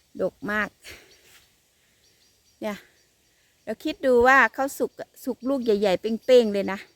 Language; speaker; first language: Thai; native; Thai